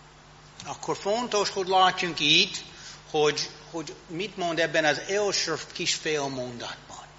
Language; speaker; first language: Hungarian; non-native, fluent; English